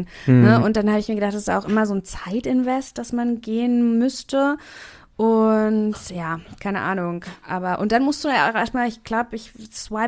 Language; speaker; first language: German; native; German